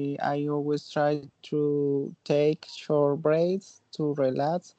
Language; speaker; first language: English; non-native, learner; Spanish